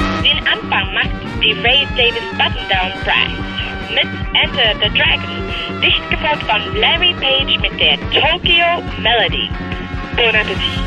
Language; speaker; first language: German; native; German